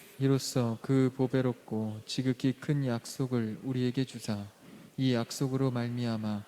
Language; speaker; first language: Korean; native; Korean